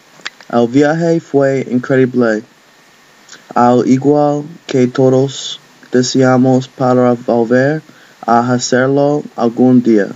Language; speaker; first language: Spanish; non-native, learner; English